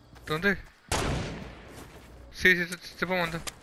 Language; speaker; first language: Spanish; native; Spanish